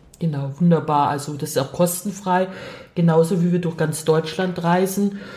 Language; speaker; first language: German; native; German